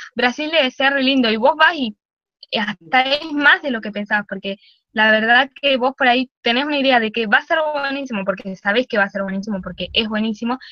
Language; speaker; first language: Spanish; native; Spanish